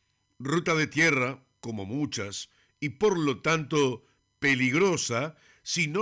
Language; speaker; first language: Spanish; native; Spanish